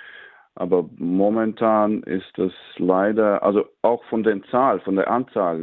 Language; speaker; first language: German; non-native, fluent; Latvian